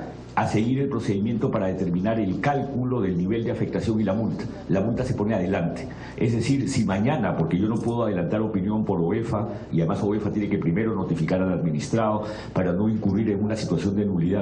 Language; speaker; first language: Spanish; native; Spanish